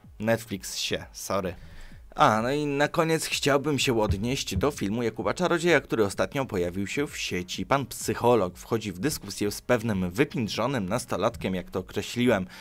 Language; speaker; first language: Polish; early bilingual, other home language; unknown